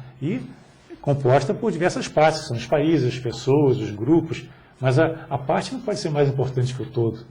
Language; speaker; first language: Portuguese; native; Portuguese